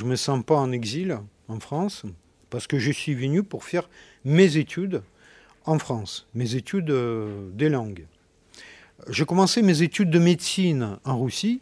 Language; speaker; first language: French; non-native, fluent; Russian